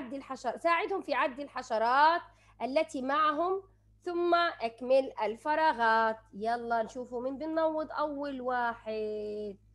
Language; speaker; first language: Arabic; native; Arabic